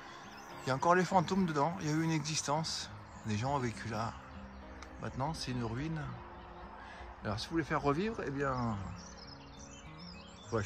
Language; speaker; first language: French; native; French